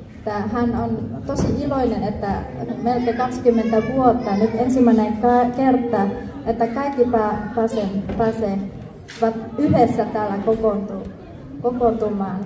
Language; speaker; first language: Finnish; non-native, fluent; Jarai